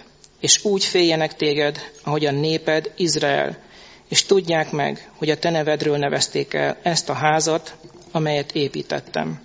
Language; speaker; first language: Hungarian; native; Hungarian